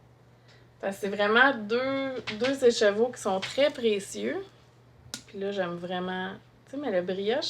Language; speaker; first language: French; native; French